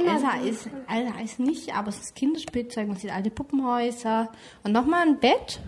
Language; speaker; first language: German; native; German